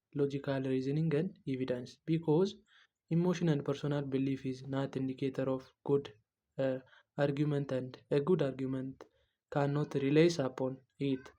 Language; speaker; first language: English; non-native, local second language; Amharic